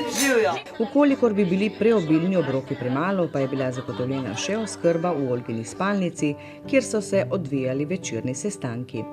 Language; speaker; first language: Slovenian; native; Slovenian